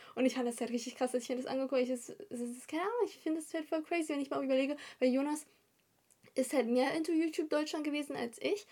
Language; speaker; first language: German; early bilingual, other home language; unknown